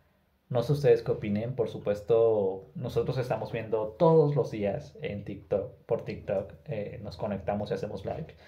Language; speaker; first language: Spanish; native; Spanish